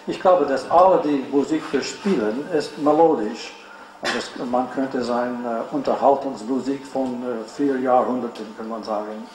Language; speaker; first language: German; non-native, learner; English